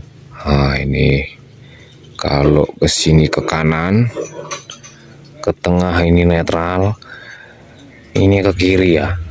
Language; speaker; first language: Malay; non-native, local second language; Javanese